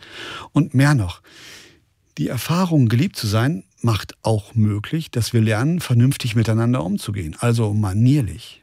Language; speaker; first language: German; native; German